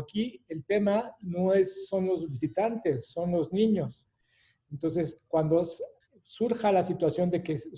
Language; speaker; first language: Spanish; native; Spanish